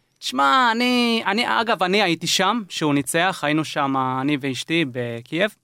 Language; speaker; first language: Hebrew; native; Hebrew